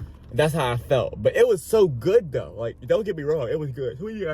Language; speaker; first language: English; native; English